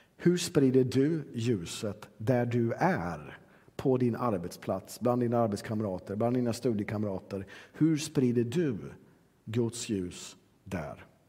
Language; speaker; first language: Swedish; native; Swedish